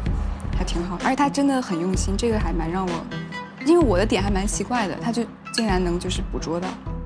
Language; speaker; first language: Chinese; native; Chinese